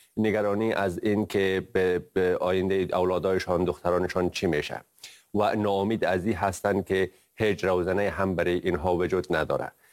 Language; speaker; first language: Persian; native; Persian